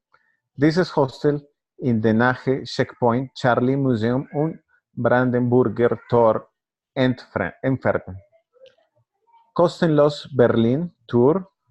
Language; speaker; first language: German; non-native, learner; Spanish